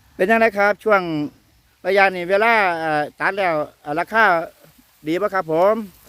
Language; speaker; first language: Thai; non-native, local second language; Northeastern Thai